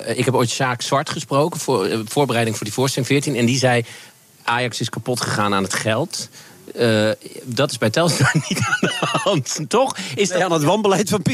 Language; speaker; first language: Dutch; native; Dutch